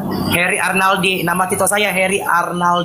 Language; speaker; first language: Indonesian; native; Indonesian